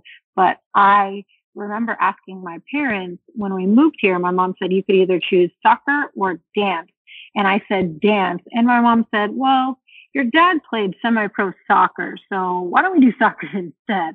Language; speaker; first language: English; early bilingual, other home language; Spanish